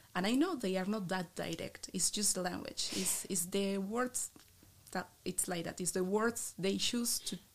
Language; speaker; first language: English; non-native, fluent; Spanish